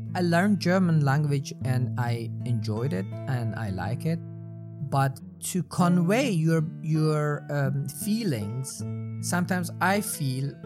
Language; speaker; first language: English; non-native, fluent; Persian